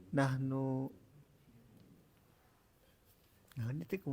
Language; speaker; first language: Indonesian; non-native, local second language; Sundanese